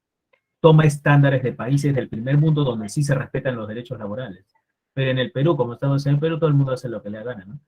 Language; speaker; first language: Spanish; native; Spanish